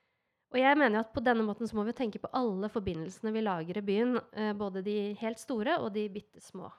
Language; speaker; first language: Norwegian; native; Norwegian